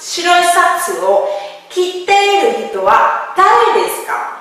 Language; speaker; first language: Japanese; non-native, learner; Vietnamese